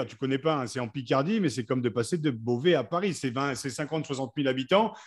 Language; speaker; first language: French; native; French